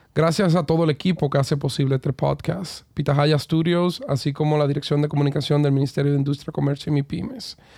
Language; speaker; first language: Spanish; native; Spanish